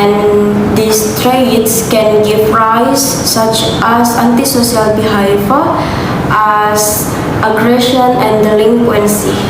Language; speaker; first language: English; non-native, learner; Indonesian